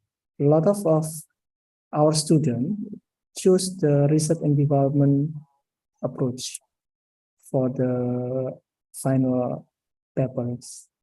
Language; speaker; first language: English; non-native, learner; Indonesian